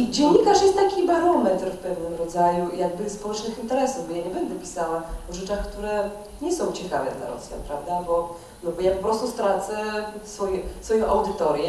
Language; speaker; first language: Polish; non-native, fluent; Russian